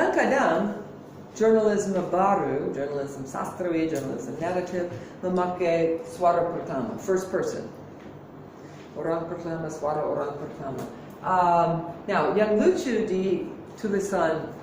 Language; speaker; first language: Indonesian; non-native, fluent; English